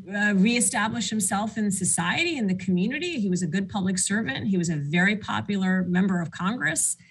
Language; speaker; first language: English; early bilingual, other home language; Arabic